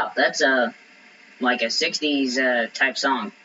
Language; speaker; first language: English; native; English